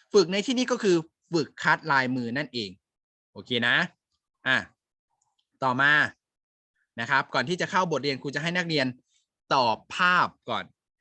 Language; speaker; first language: Thai; native; Thai